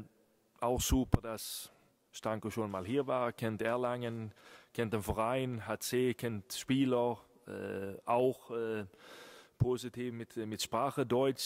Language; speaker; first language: German; non-native, fluent; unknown